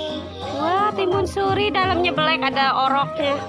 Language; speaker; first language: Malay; non-native, local second language; Sundanese